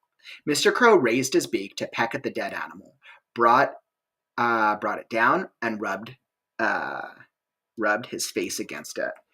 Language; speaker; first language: English; native; English